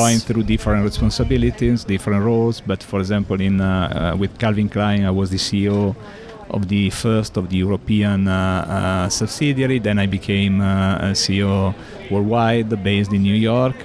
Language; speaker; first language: English; non-native, fluent; Italian